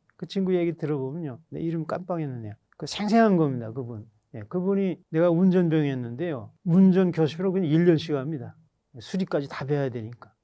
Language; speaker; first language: Korean; native; Korean